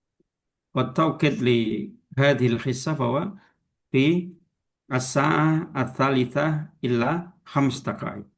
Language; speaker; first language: Arabic; non-native, fluent; Indonesian